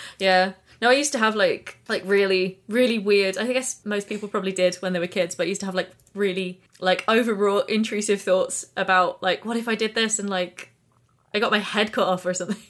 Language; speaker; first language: English; native; English